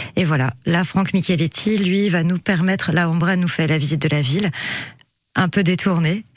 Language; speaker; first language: French; native; French